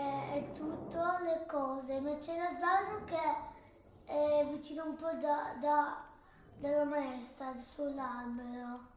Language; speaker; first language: Italian; early bilingual, other home language; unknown